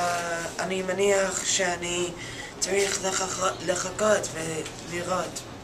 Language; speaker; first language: Hebrew; non-native, learner; English